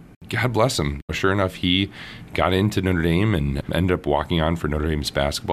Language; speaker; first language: English; native; English